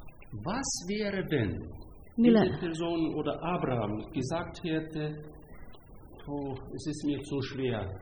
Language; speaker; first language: German; non-native, fluent; Hungarian